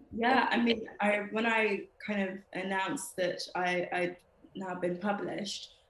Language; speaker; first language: English; native; English